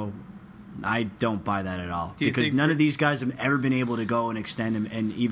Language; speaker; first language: English; native; English